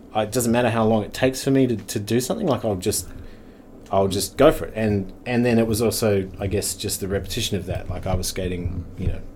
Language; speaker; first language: English; native; English